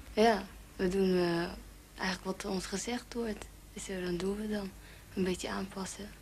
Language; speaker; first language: Dutch; early bilingual, other home language; Javanese